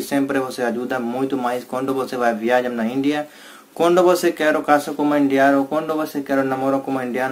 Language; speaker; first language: Portuguese; non-native, learner; Hindi